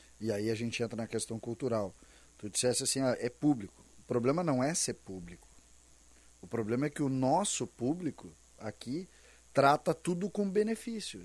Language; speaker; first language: Portuguese; native; Portuguese